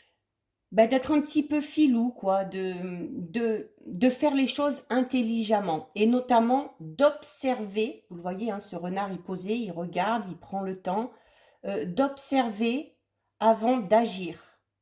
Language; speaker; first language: French; native; French